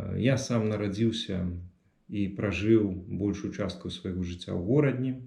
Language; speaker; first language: Belarusian; non-native, local second language; Russian